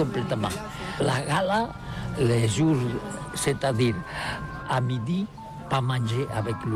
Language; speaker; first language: French; non-native, learner; Catalan